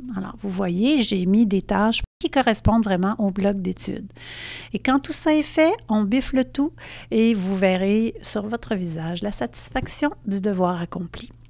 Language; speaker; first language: French; native; French